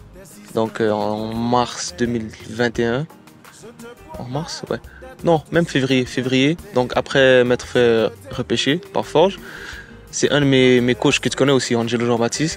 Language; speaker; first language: French; native; French